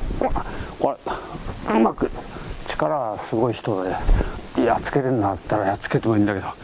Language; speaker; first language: Japanese; native; Japanese